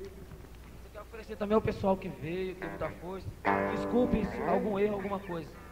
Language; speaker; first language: Portuguese; native; Portuguese